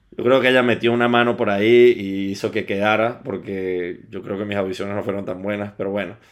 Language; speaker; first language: Spanish; native; Spanish